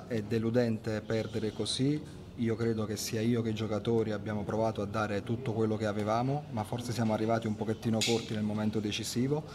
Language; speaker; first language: Italian; native; Italian